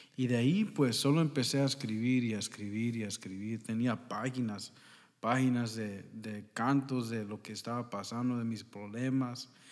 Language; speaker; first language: Spanish; early bilingual, heritage; Spanish